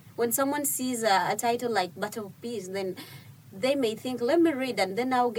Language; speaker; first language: English; non-native, fluent; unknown